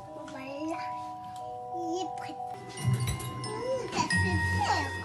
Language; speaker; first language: Korean; early bilingual, heritage; Korean